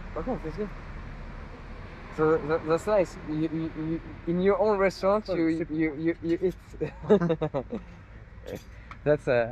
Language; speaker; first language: English; non-native, fluent; French